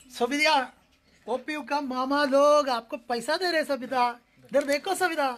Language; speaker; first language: Hindi; non-native, local second language; Malayalam